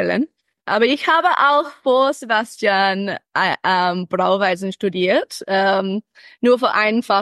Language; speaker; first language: German; early bilingual, heritage; English